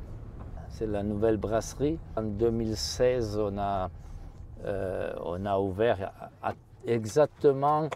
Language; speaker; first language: French; non-native, fluent; Italian